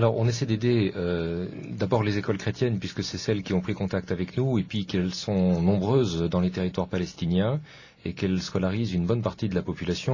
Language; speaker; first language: French; native; French